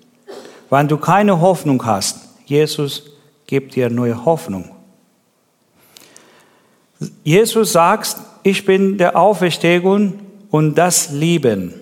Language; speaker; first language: German; non-native, learner; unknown